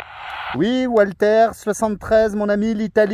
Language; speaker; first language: French; native; French